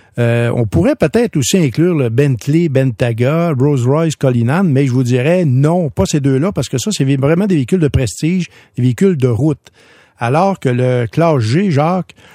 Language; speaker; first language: French; native; French